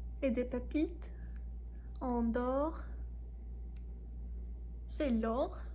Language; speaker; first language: French; non-native, learner; English